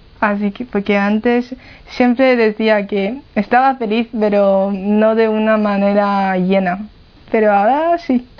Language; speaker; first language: Spanish; non-native, fluent; Chinese